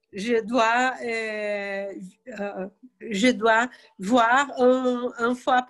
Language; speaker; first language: French; non-native, learner; Portuguese